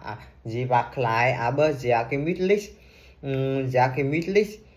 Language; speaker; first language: German; non-native, learner; Vietnamese